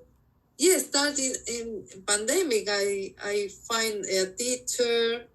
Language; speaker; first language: English; non-native, learner; Spanish